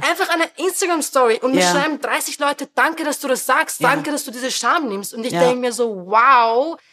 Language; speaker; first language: German; native; German